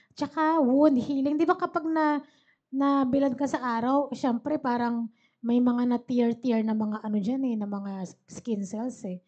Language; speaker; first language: Filipino; native; Filipino